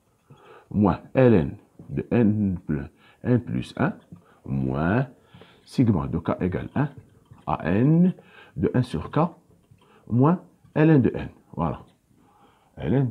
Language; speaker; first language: French; non-native, local second language; Arabic